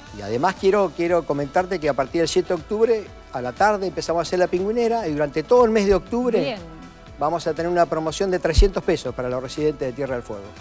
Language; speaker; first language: Spanish; native; Spanish